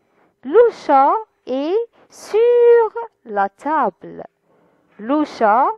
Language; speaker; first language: French; non-native, fluent; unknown